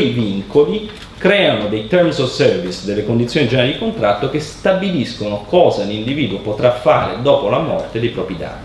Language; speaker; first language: Italian; native; Italian